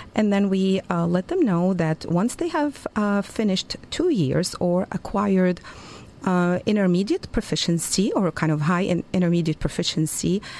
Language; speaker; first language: English; non-native, fluent; Arabic